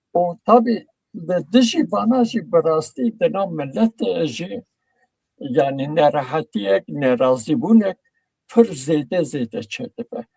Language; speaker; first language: Kurdish; native; Kurdish